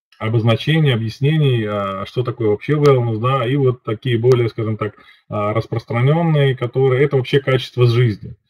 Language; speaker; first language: Russian; native; Russian